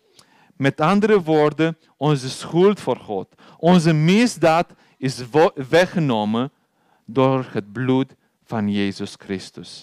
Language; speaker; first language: Dutch; non-native, learner; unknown